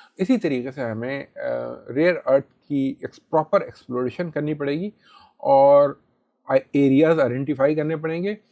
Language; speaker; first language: Urdu; native; Urdu